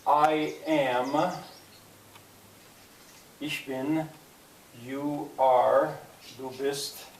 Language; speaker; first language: German; non-native, learner; English